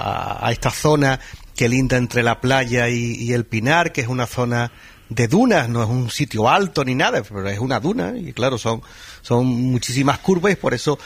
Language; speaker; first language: Spanish; native; Spanish